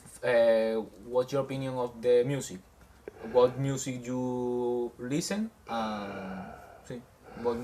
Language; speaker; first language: English; non-native, learner; Spanish